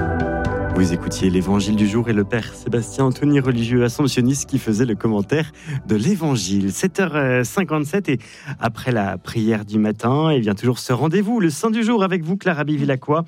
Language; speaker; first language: French; native; French